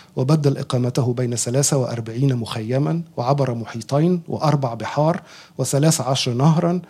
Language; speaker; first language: Arabic; native; Arabic